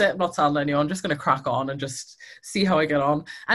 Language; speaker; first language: English; native; English